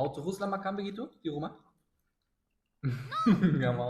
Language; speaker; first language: Indonesian; non-native, learner; German